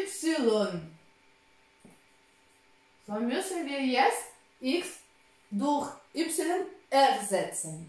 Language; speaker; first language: German; non-native, fluent; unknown